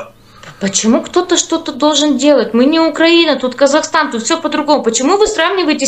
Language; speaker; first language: Russian; native; Russian